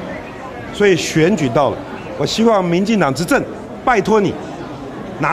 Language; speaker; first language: Chinese; native; Chinese